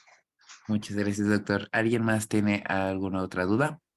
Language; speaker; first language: Spanish; native; Spanish